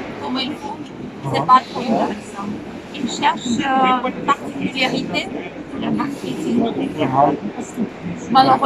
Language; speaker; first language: French; non-native, learner; Russian